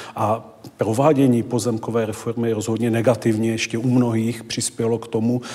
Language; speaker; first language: Czech; native; Czech